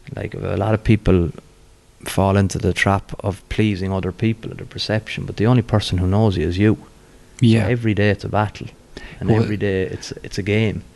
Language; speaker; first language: English; native; English